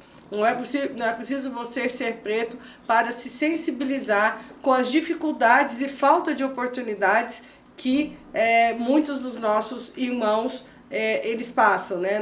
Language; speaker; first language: Portuguese; native; Portuguese